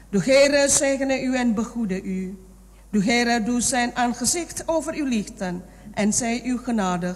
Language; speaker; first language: Dutch; non-native, fluent; Indonesian